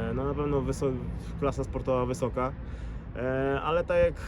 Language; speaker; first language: Polish; native; Polish